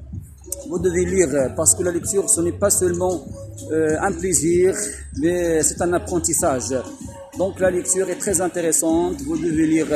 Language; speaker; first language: French; non-native, local second language; Arabic